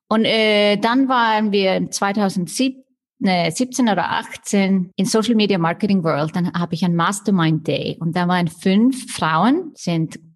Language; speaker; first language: German; non-native, fluent; Icelandic